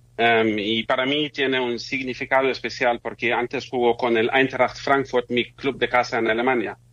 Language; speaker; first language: Spanish; non-native, fluent; German